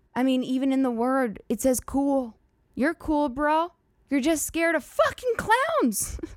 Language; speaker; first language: English; native; English